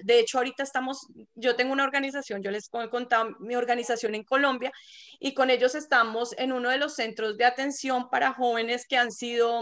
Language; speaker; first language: Spanish; native; Spanish